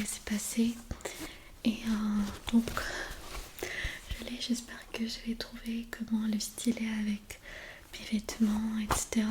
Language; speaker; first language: French; non-native, fluent; Armenian